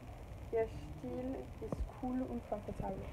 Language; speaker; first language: German; non-native, learner; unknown